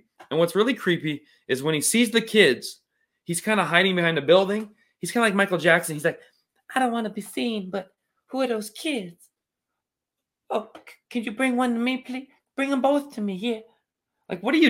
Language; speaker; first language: English; native; English